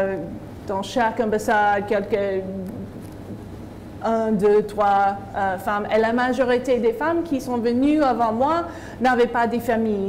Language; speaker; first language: French; non-native, fluent; English